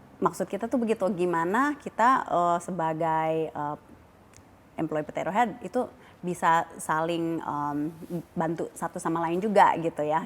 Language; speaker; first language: Indonesian; early bilingual, heritage; Indonesian